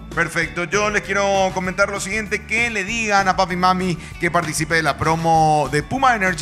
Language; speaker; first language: Spanish; native; Spanish